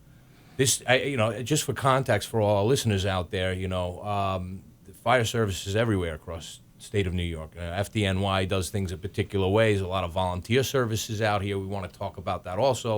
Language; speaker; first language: English; native; English